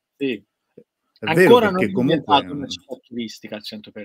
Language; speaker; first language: Italian; non-native, fluent; Persian